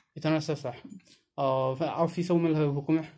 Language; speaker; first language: Arabic; non-native, learner; Hindi